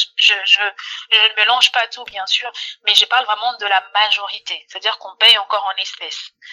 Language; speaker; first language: French; non-native, local second language; Lingala